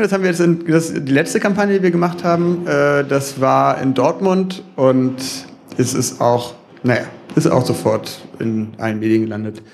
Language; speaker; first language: German; native; German